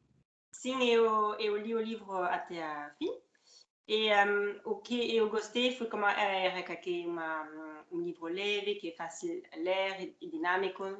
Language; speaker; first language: Portuguese; non-native, fluent; French